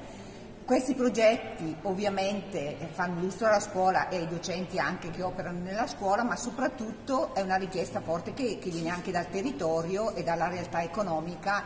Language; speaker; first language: Italian; native; Italian